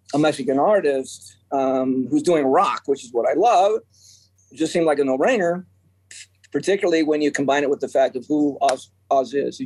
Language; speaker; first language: English; native; English